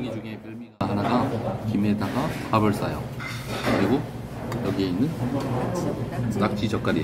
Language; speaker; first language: Korean; native; Korean